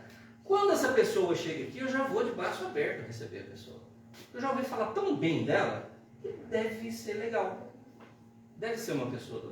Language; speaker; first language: Portuguese; native; Portuguese